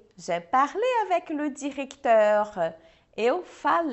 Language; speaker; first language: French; non-native, fluent; Portuguese